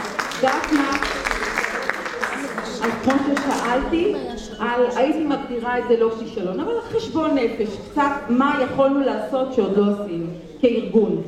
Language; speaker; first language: Hebrew; native; Hebrew